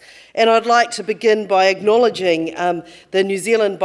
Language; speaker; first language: English; native; English